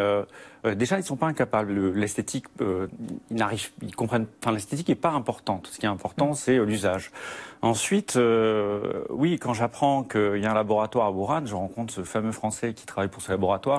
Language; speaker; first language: French; native; French